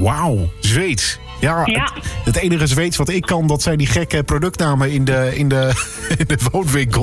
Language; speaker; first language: Dutch; native; Dutch